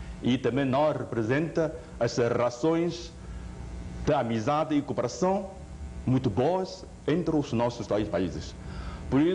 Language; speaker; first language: Portuguese; non-native, fluent; Chinese